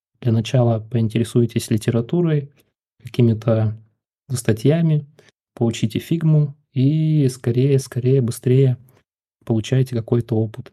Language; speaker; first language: Russian; native; Russian